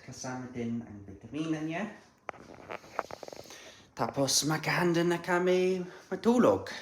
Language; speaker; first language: Filipino; non-native, learner; English